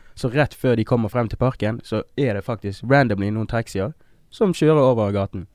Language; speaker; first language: Norwegian; early bilingual, other home language; Wolof